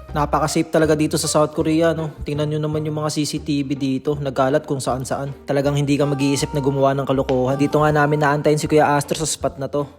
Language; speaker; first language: Filipino; native; Filipino